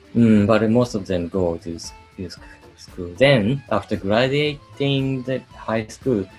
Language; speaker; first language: English; non-native, learner; Japanese